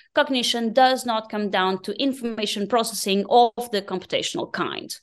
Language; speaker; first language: English; non-native, fluent; Portuguese